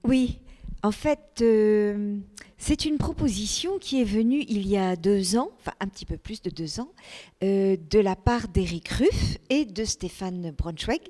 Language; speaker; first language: French; native; French